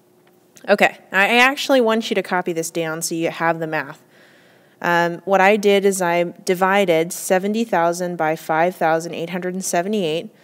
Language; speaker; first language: English; native; English